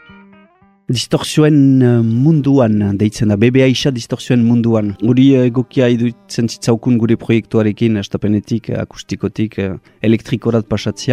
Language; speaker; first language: Basque; native; Basque